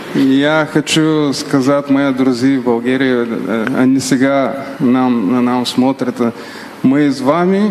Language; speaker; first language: Russian; non-native, learner; Bulgarian